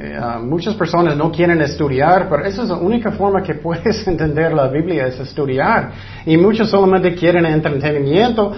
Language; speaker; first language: Spanish; non-native, fluent; English